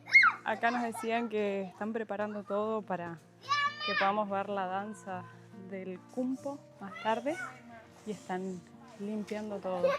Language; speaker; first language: Spanish; native; Spanish